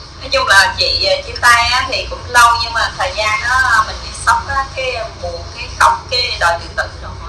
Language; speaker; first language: Vietnamese; native; Vietnamese